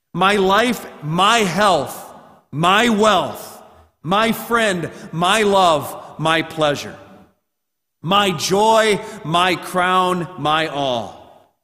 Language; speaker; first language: English; native; English